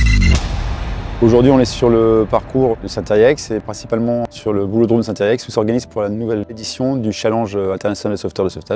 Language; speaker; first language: French; native; French